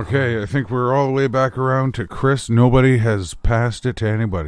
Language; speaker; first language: English; native; English